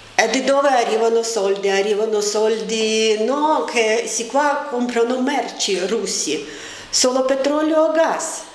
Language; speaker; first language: Italian; non-native, fluent; Ukrainian